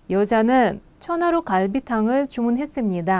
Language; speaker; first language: Korean; non-native, fluent; Russian